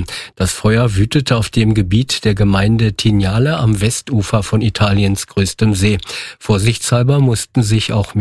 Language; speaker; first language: German; native; German